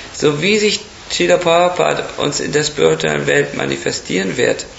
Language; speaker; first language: German; native; German